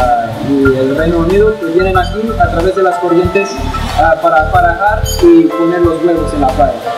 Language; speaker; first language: Spanish; non-native, fluent; English